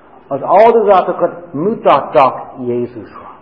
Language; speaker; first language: Hungarian; non-native, fluent; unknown